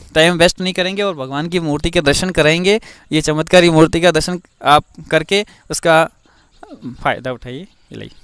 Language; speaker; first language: Hindi; native; Hindi